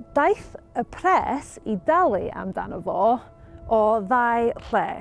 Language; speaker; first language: Welsh; non-native, learner; English